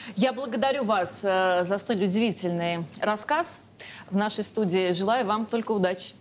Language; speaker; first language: Russian; native; Russian